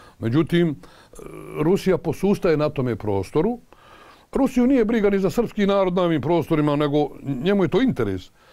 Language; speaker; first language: Croatian; native; Croatian